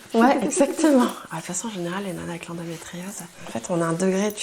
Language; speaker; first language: French; native; French